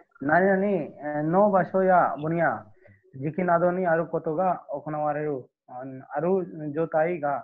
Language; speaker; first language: Japanese; non-native, learner; Hindi